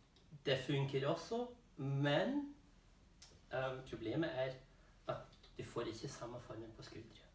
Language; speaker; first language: Norwegian; non-native, fluent; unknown